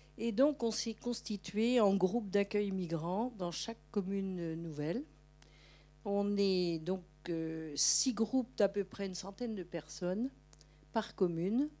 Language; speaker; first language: French; native; French